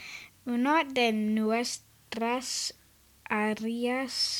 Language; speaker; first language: Spanish; non-native, learner; English